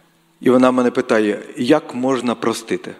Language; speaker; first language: Czech; non-native, learner; Ukrainian